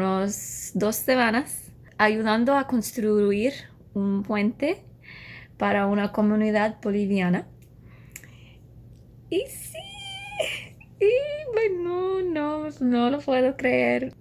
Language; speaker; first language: Spanish; non-native, learner; English